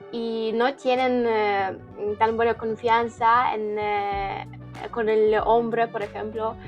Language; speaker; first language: Spanish; non-native, learner; Ukrainian